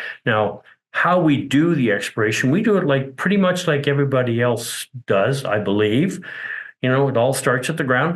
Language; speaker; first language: English; native; English